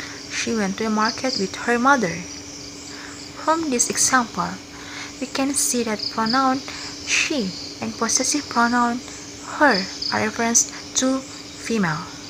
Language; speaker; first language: English; non-native, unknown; Indonesian